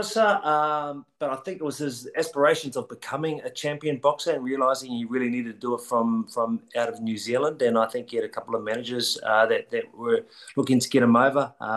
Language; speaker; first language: English; native; English